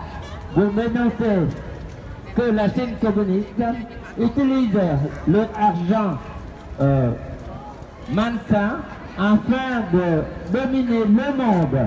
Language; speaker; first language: French; non-native, fluent; Vietnamese